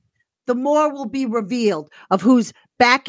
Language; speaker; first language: English; native; English